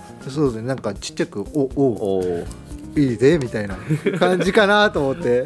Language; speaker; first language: Japanese; native; Japanese